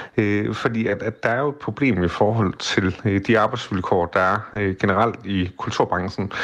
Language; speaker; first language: Danish; native; Danish